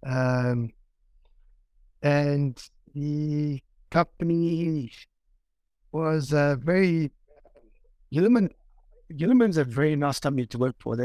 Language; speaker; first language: English; native; English